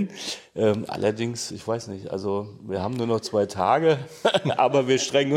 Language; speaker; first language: German; native; German